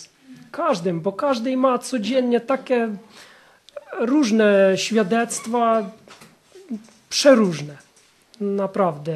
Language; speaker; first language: Polish; non-native, fluent; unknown